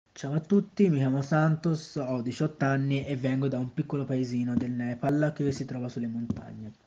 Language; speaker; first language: Italian; early bilingual, other home language; Nepali